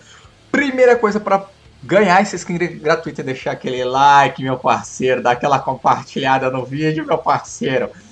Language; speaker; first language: Portuguese; native; Portuguese